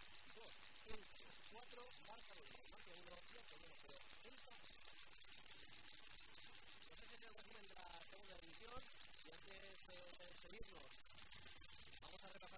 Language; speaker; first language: Spanish; native; Spanish